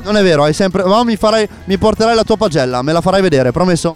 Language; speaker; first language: Italian; native; Italian